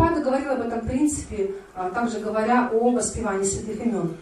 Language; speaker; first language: Russian; native; Russian